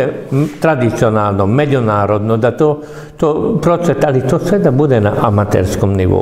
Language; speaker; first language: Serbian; non-native, local second language; Hungarian